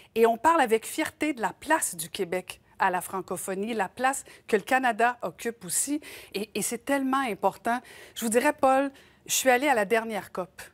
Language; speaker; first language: French; native; French